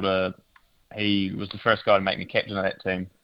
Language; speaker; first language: English; native; English